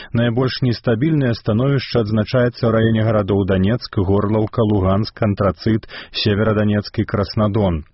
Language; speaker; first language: Belarusian; native; Belarusian